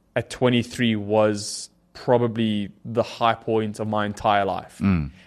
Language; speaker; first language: English; native; English